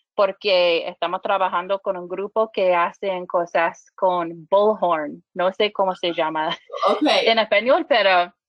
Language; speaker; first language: Spanish; non-native, learner; English